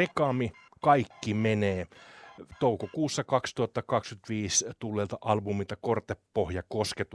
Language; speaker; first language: Finnish; native; Finnish